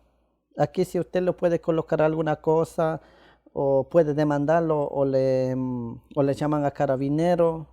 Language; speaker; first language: Spanish; non-native, local second language; Quechua